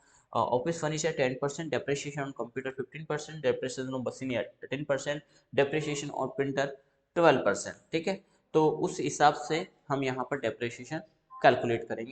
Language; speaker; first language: Hindi; native; Hindi